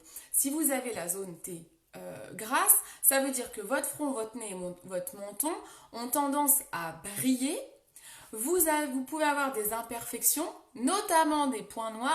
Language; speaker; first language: French; native; French